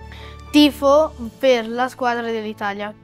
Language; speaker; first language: Italian; early bilingual, other home language; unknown